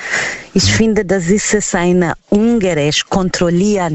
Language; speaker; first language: German; non-native, learner; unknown